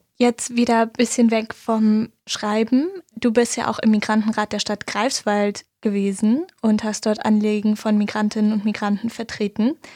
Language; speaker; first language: German; native; German